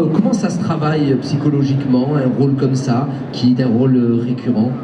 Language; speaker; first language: French; native; French